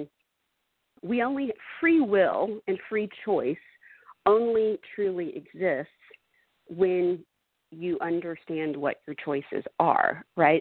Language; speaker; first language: English; native; English